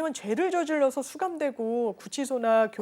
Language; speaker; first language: Korean; native; Korean